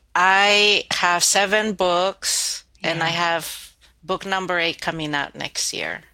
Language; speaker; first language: English; early bilingual, other home language; Spanish